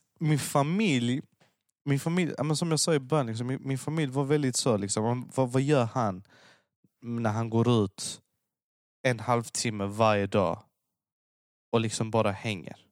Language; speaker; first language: Swedish; early bilingual, other home language; Persian